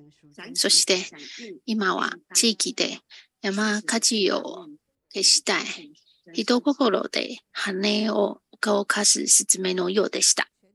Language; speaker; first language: Japanese; non-native, fluent; Chinese